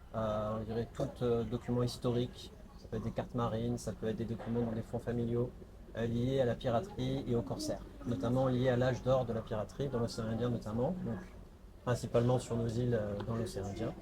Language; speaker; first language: French; native; French